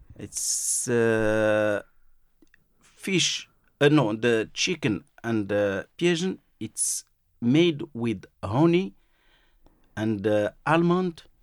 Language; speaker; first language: English; non-native, learner; Arabic